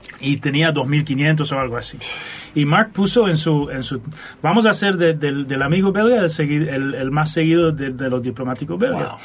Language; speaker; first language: Spanish; non-native, fluent; Dutch